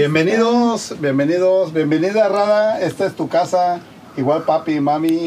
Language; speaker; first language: Spanish; native; Spanish